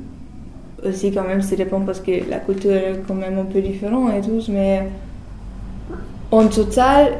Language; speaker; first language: French; non-native, learner; German